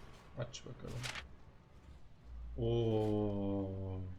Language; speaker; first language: Turkish; native; Turkish